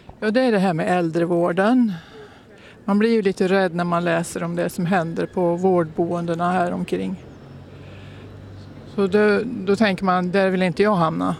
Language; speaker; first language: Swedish; native; Swedish